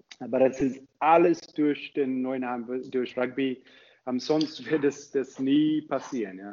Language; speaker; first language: German; non-native, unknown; English